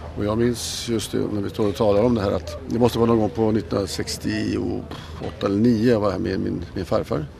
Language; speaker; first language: Swedish; native; Swedish